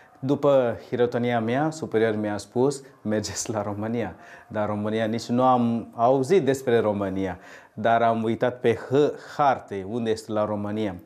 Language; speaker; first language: Romanian; non-native, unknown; Tamil